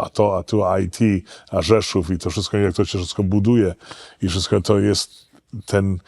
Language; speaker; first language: Polish; early bilingual, heritage; Polish